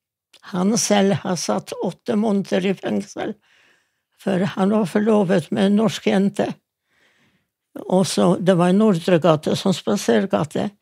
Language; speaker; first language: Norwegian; non-native, fluent; Yiddish